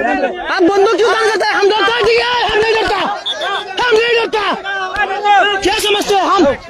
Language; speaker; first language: Hindi; non-native, learner; Bangla